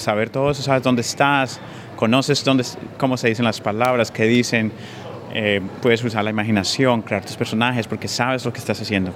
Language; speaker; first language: Spanish; native; Spanish